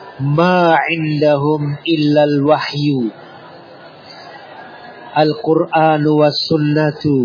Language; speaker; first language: Arabic; non-native, fluent; Indonesian